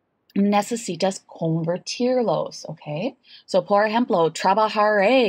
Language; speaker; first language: Spanish; non-native, fluent; English